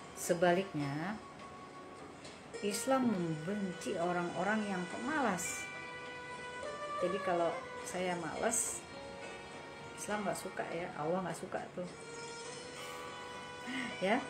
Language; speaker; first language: Indonesian; native; Indonesian